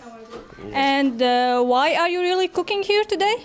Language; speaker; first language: English; non-native, fluent; Arabic